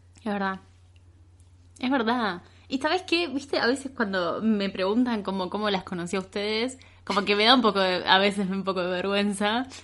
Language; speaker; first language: Spanish; native; Spanish